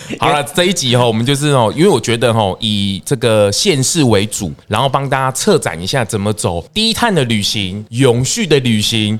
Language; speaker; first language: Chinese; native; Chinese